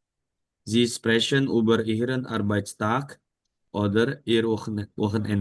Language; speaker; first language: German; non-native, learner; Indonesian